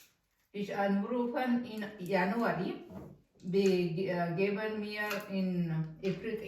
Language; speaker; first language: German; non-native, learner; Marathi